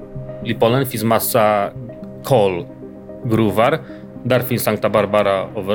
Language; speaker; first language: Swedish; non-native, learner; Polish